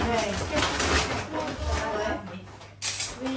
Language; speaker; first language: French; non-native, learner; Vietnamese